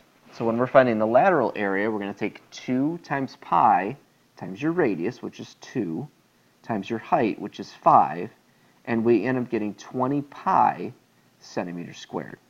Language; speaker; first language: English; native; English